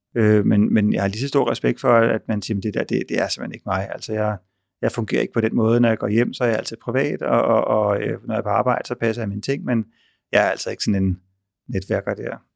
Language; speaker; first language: Danish; native; Danish